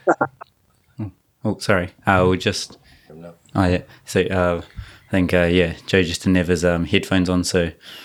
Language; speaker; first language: English; native; English